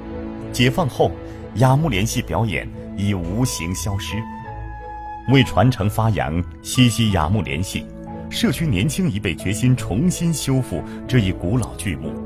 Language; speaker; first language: Chinese; native; Chinese